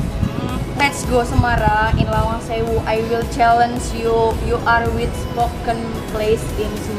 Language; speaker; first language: English; non-native, learner; Indonesian